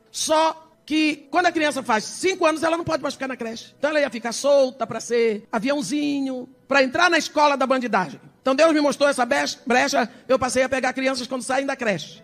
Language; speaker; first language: Portuguese; early bilingual, other home language; English